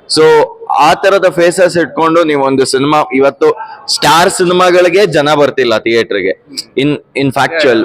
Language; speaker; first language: Kannada; native; Kannada